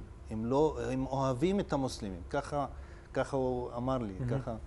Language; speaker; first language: Hebrew; non-native, local second language; Arabic